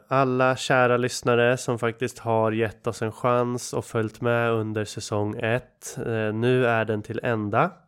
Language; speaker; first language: Swedish; native; Swedish